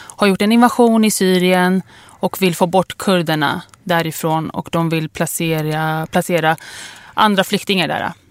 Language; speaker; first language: Swedish; early bilingual, other home language; Kurdish